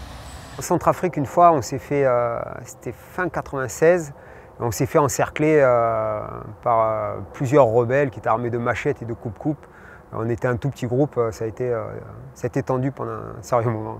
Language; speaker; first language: French; native; French